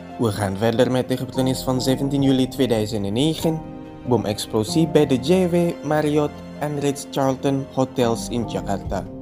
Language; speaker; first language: Dutch; non-native, fluent; Indonesian